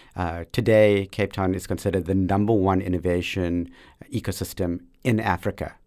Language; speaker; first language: English; native; English